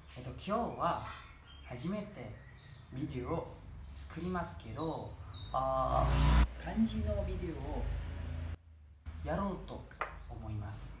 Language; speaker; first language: Japanese; non-native, learner; Indonesian